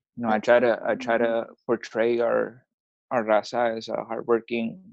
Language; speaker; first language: English; early bilingual, other home language; Spanish